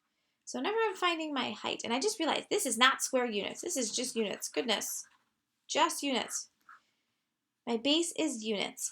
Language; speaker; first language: English; native; English